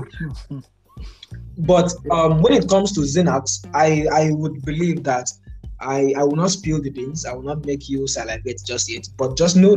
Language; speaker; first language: English; non-native, local second language; Igbo